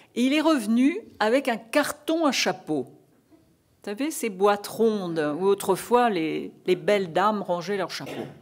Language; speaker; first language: French; native; French